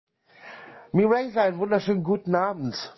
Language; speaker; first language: German; native; German